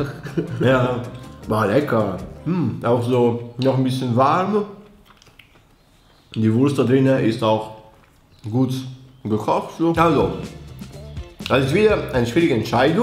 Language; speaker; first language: German; non-native, fluent; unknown